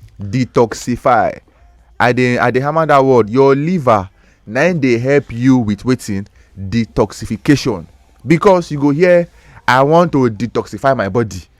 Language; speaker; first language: Nigerian Pidgin; native; Nigerian Pidgin